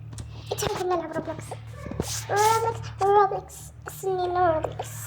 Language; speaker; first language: Arabic; native; Arabic